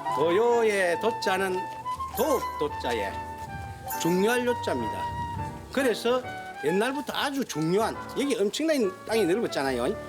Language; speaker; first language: Korean; native; Korean